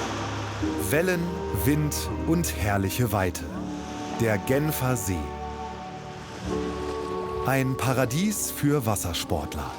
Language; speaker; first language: German; native; German